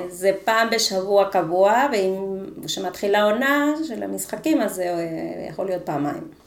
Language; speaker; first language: Hebrew; non-native, fluent; Spanish